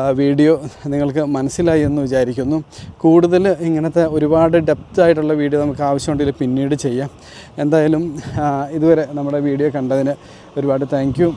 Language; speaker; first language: Malayalam; native; Malayalam